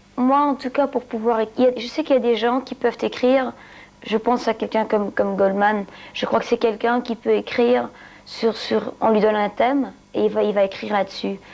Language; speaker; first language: French; non-native, local second language; Dutch